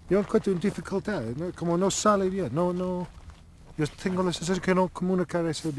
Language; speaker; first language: Spanish; non-native, learner; English